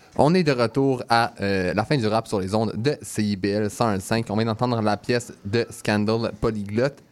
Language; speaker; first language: French; native; French